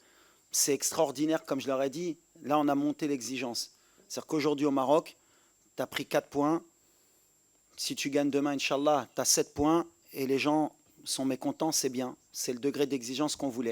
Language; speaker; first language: French; native; French